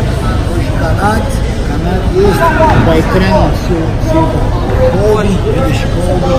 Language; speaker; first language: Russian; non-native, learner; Portuguese